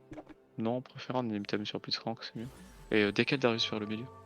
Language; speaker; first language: French; native; French